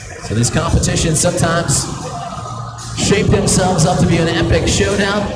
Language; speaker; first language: English; native; English